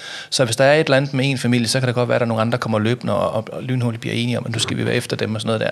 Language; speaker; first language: Danish; native; Danish